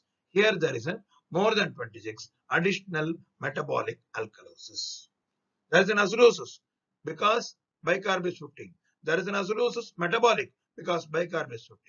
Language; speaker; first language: English; non-native, local second language; Tamil